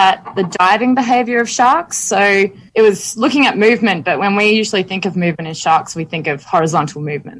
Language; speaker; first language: English; native; English